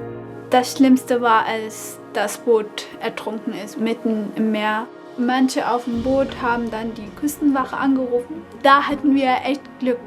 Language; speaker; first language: German; non-native, fluent; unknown